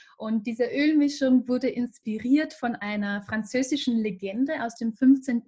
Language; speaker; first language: German; native; German